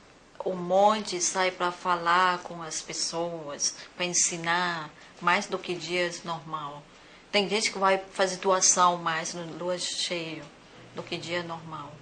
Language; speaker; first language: Portuguese; non-native, learner; Thai